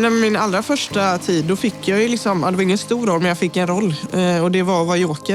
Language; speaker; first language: Swedish; native; Swedish